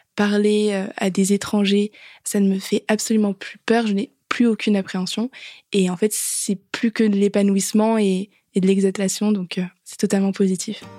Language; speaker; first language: French; native; French